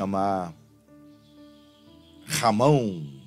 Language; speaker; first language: Portuguese; native; Portuguese